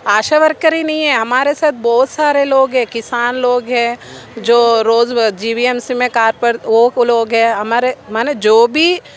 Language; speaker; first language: Hindi; non-native, local second language; Telugu